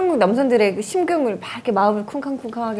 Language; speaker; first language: Korean; native; Korean